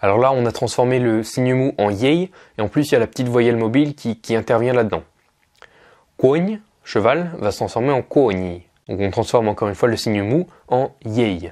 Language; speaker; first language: French; native; French